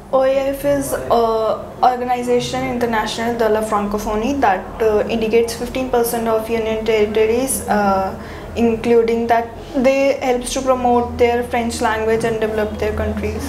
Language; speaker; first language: English; non-native, local second language; Hindi